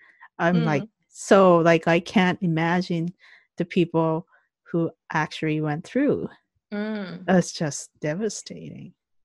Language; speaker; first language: English; non-native, fluent; Japanese